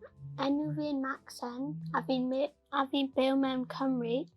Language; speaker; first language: Welsh; non-native, local second language; English